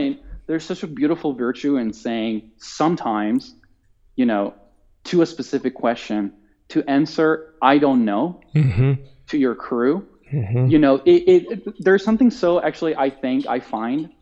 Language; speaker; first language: English; non-native, fluent; Italian